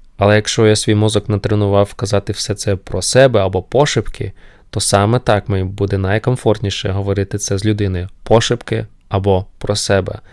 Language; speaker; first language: Ukrainian; non-native, local second language; Russian